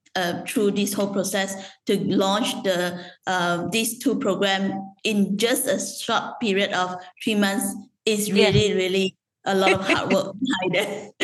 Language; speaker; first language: English; non-native, local second language; Chinese